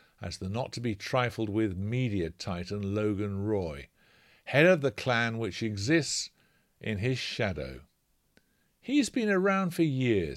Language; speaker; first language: English; native; English